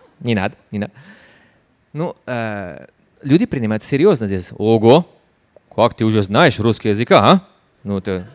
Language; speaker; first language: Russian; non-native, fluent; Italian